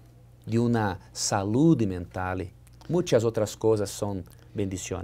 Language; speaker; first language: Spanish; non-native, learner; Portuguese